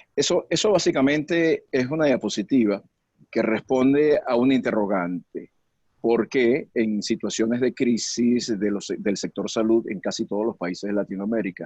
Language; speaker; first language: Spanish; native; Spanish